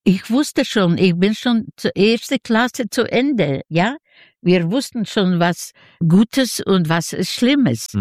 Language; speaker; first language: German; non-native, fluent; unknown